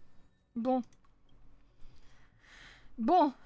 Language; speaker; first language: French; native; French